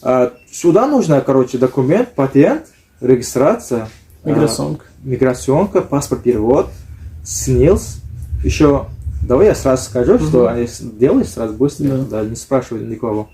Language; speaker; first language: Russian; non-native, learner; Uzbek